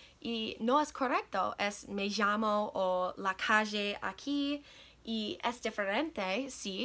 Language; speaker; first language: Spanish; non-native, learner; English